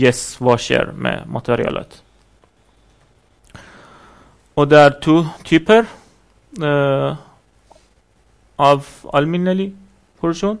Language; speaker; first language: Norwegian; non-native, fluent; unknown